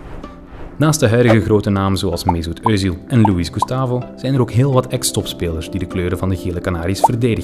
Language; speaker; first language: Dutch; native; Dutch